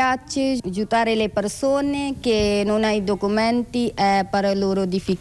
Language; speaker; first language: Italian; non-native, learner; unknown